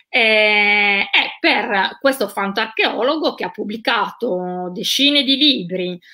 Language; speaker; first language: Italian; native; Italian